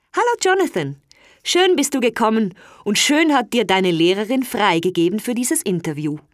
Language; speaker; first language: German; native; German